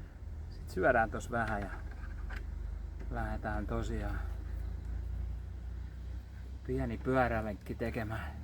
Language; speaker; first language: Finnish; native; Finnish